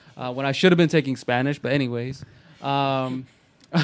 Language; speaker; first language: English; native; English